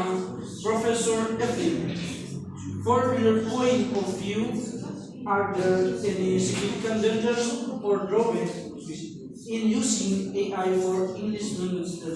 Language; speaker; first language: English; non-native, learner; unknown